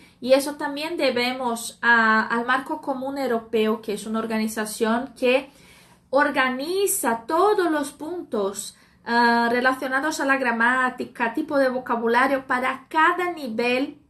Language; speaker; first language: Spanish; non-native, fluent; Portuguese